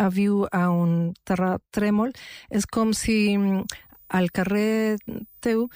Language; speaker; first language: Catalan; non-native, local second language; Spanish